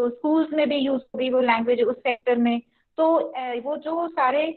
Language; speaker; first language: Hindi; non-native, local second language; Punjabi